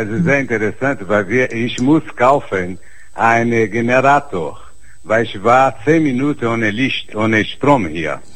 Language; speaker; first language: German; non-native, fluent; Portuguese